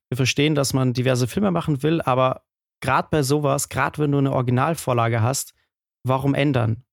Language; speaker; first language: German; native; German